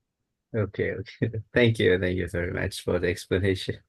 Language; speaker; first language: English; non-native, learner; Indonesian